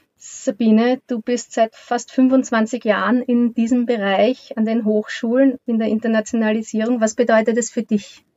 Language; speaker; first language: German; native; German